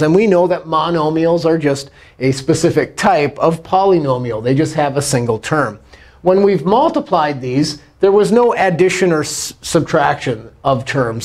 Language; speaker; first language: English; native; English